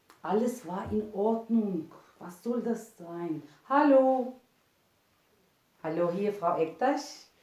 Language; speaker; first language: German; non-native, fluent; Turkish